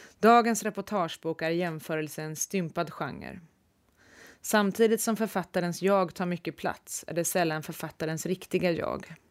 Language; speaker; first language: Swedish; native; Swedish